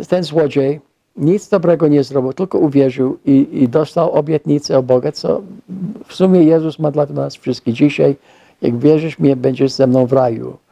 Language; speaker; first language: Polish; non-native, fluent; English